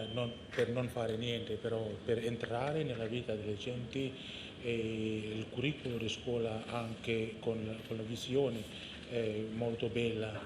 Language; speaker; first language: Italian; non-native, learner; Indonesian